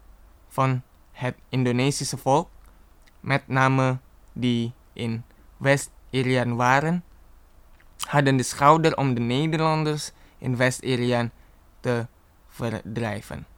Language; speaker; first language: Dutch; non-native, fluent; Indonesian